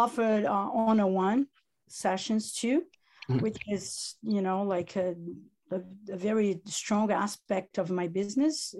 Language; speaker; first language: English; non-native, fluent; Italian